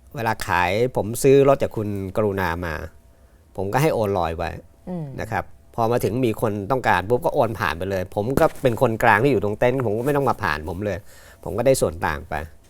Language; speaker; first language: Thai; native; Thai